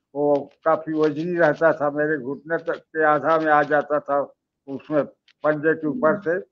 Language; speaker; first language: Hindi; native; Hindi